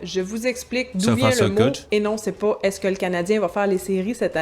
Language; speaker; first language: French; native; French